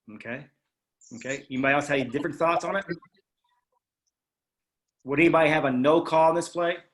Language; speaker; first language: English; native; English